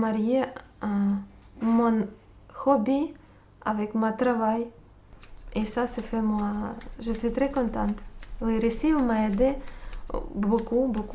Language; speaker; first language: French; non-native, learner; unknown